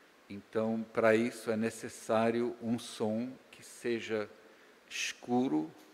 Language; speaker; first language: Portuguese; native; Portuguese